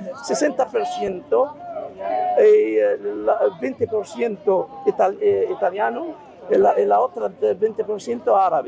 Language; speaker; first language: Spanish; non-native, fluent; Arabic